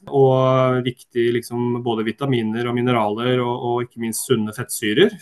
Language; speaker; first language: Norwegian; early bilingual, other home language; Swedish